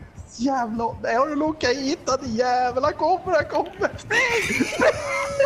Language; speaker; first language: Swedish; native; Swedish